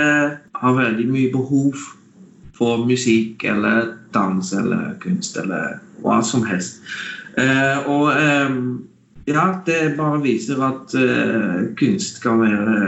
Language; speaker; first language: Norwegian; non-native, fluent; Dutch